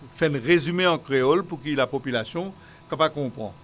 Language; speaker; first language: French; non-native, local second language; Morisyen